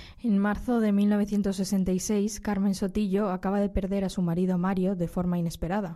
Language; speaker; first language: Spanish; native; Spanish